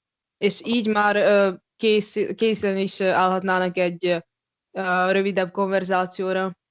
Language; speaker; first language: Hungarian; non-native, local second language; Russian